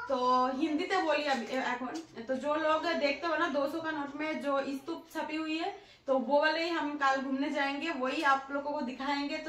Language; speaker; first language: Hindi; non-native, local second language; Bangla